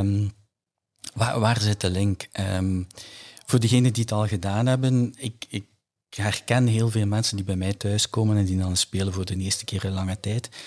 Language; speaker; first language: Dutch; native; Dutch